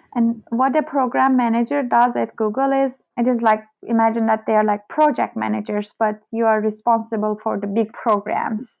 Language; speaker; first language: English; non-native, fluent; Turkish